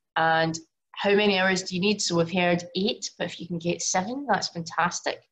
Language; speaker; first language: English; native; English